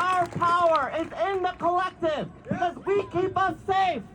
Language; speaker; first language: English; native; English